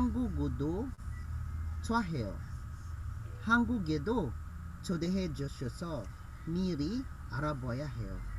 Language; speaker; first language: Korean; non-native, learner; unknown